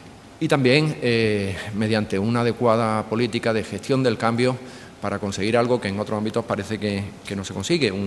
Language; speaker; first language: Spanish; native; Spanish